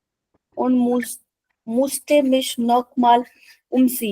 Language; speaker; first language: German; non-native, learner; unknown